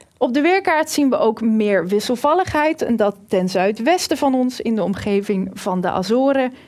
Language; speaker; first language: Dutch; native; Dutch